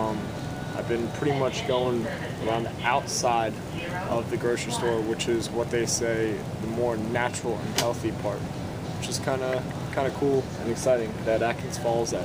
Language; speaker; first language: English; native; English